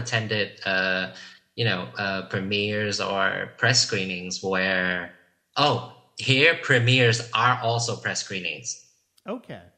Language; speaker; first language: English; non-native, fluent; Vietnamese